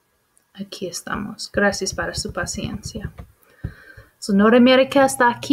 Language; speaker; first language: Spanish; non-native, fluent; English